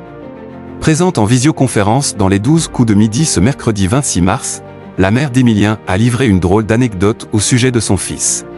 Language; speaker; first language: French; native; French